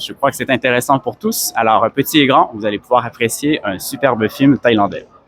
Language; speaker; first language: French; native; French